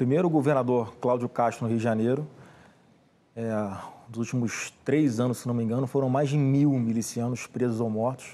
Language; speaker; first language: Portuguese; native; Portuguese